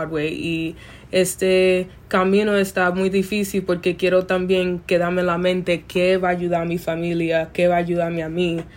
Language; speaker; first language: Spanish; early bilingual, other home language; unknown